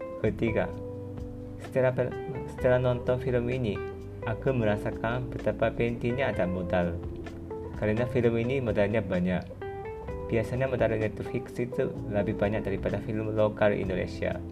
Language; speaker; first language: Indonesian; non-native, fluent; Japanese